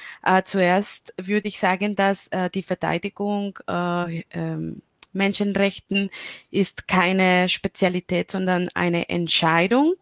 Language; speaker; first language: German; non-native, fluent; Spanish